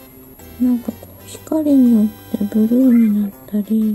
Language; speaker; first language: Japanese; native; Japanese